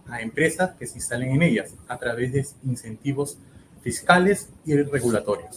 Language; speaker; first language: Spanish; native; Spanish